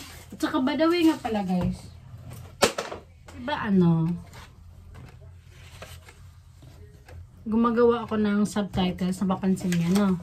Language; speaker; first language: Filipino; native; Filipino